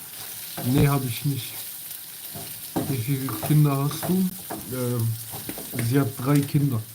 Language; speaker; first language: German; early bilingual, other home language; Kurdish